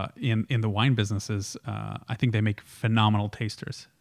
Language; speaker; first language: English; non-native, fluent; Swiss German